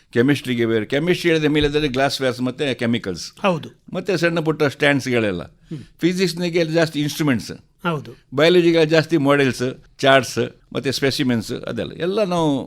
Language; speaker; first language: Kannada; non-native, local second language; Konkani